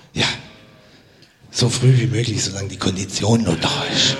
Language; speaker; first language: German; native; German